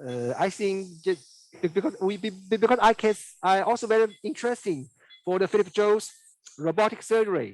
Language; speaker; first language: English; non-native, learner; Chinese